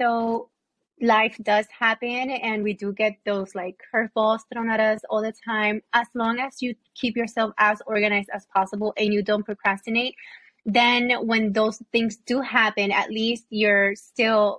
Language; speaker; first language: English; non-native, fluent; Spanish